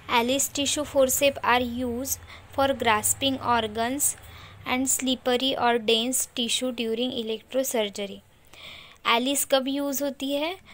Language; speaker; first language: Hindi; non-native, local second language; Marathi